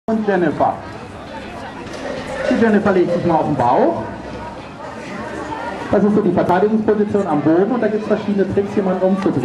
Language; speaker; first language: German; native; German